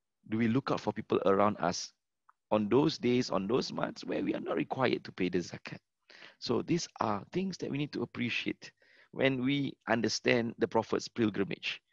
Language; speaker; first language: English; non-native, local second language; Malay